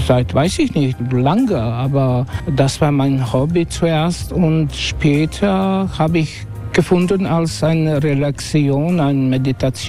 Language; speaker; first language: German; non-native, learner; Croatian